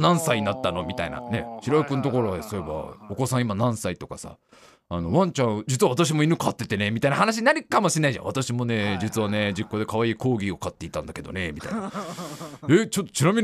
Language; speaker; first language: Japanese; native; Japanese